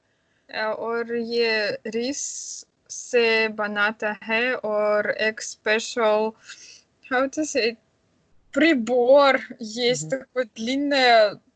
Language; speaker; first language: Hindi; non-native, learner; Russian